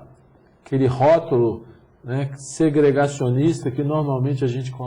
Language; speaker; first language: Portuguese; native; Portuguese